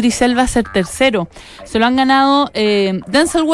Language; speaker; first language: Spanish; native; Spanish